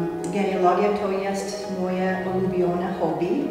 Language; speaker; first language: Polish; non-native, learner; English